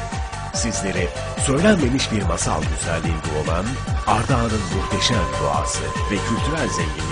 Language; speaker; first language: Turkish; native; Turkish